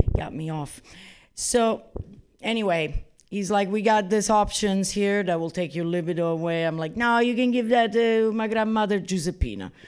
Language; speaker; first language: English; non-native, fluent; Italian